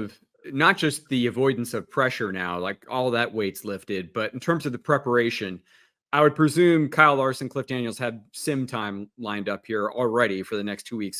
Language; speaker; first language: English; native; English